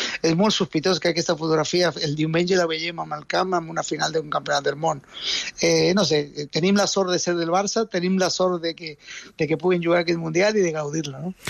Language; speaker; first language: Catalan; non-native, fluent; Spanish